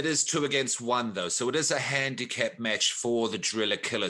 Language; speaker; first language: English; native; English